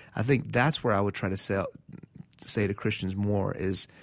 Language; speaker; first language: English; non-native, fluent; Persian